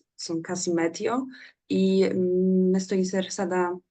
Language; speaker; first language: Spanish; non-native, learner; Polish